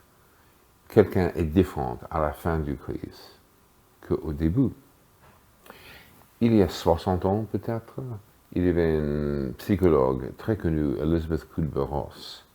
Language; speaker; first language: French; non-native, fluent; English